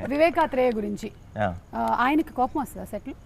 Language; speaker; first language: Telugu; native; Telugu